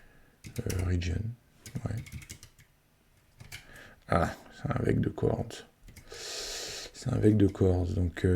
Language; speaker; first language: French; native; French